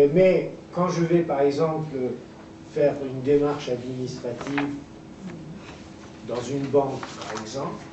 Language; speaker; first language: French; non-native, fluent; Persian